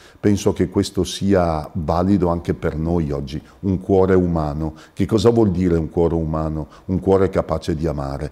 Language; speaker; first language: Italian; native; Italian